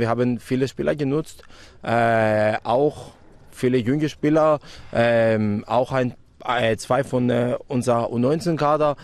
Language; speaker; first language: German; non-native, fluent; Greek